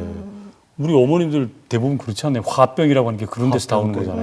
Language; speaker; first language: Korean; native; Korean